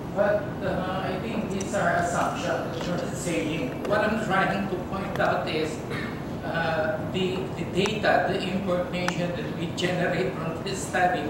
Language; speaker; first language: English; non-native, fluent; Vietnamese